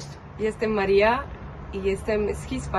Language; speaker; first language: Polish; non-native, fluent; Spanish